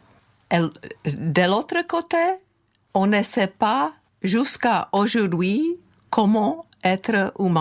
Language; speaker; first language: French; non-native, fluent; Czech